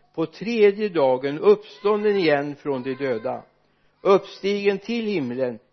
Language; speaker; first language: Swedish; native; Swedish